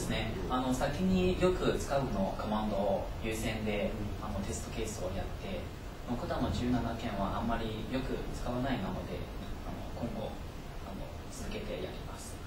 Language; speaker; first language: Japanese; non-native, fluent; Chinese